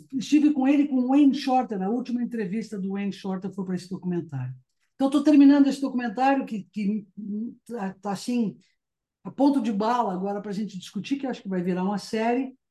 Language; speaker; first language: Portuguese; native; Portuguese